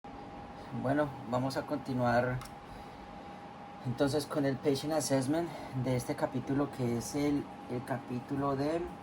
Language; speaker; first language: Spanish; native; Spanish